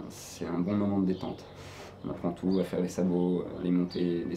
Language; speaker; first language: French; native; French